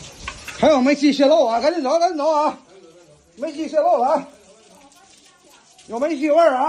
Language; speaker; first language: Chinese; native; Chinese